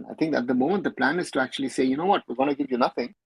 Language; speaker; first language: English; non-native, local second language; Bangla